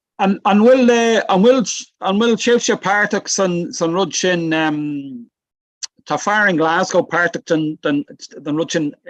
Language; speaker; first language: Irish; non-native, local second language; English